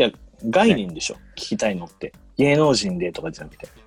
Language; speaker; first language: Japanese; native; Japanese